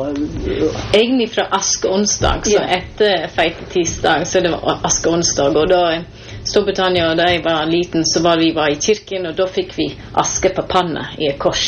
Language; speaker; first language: Norwegian; non-native, fluent; English